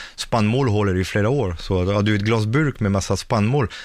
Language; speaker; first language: Swedish; non-native, fluent; French